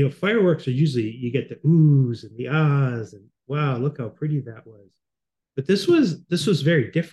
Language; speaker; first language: English; native; English